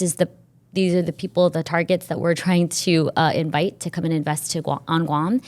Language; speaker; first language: English; native; English